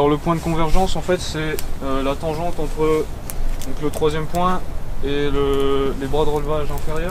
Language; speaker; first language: French; native; French